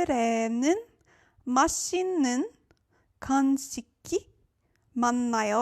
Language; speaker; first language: Korean; non-native, learner; French